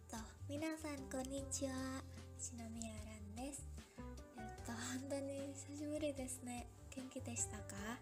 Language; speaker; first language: Japanese; non-native, learner; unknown